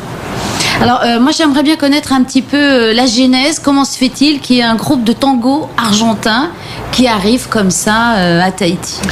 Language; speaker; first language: French; native; French